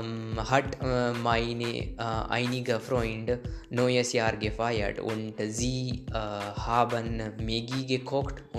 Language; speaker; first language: German; non-native, learner; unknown